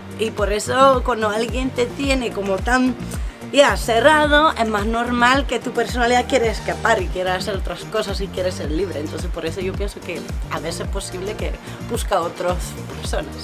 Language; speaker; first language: Spanish; non-native, fluent; Dutch